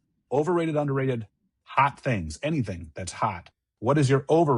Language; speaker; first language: English; native; English